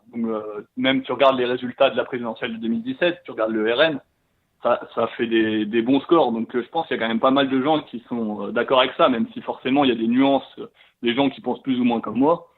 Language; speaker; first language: French; native; French